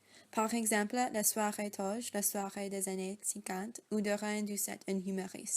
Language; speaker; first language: French; non-native, learner; English